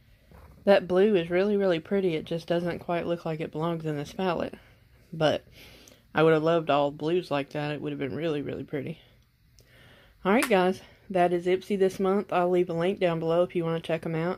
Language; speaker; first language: English; native; English